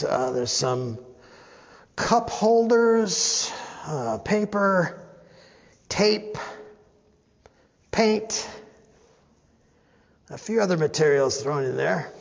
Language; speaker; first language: English; native; English